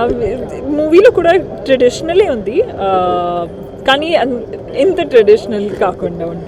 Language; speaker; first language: Telugu; non-native, local second language; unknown